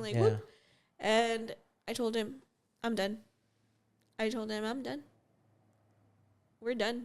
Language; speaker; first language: English; native; English